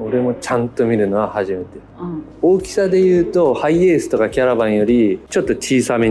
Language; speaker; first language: Japanese; native; Japanese